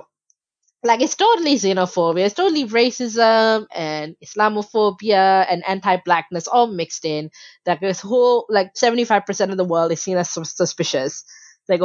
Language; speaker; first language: English; non-native, local second language; Bangla